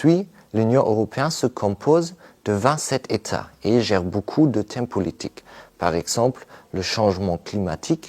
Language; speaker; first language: French; non-native, fluent; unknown